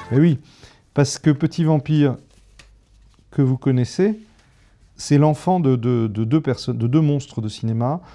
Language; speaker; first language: French; native; French